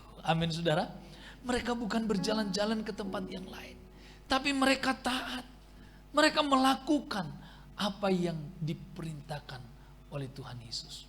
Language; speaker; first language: Indonesian; native; Indonesian